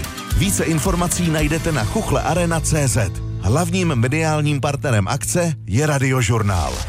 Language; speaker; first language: Czech; native; Czech